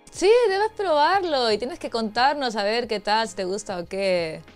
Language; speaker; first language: Spanish; native; Spanish